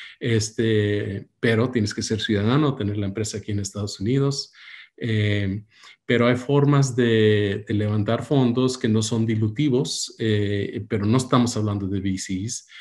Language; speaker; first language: Spanish; early bilingual, heritage; Spanish